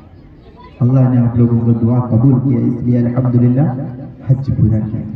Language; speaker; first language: Hindi; non-native, local second language; Malayalam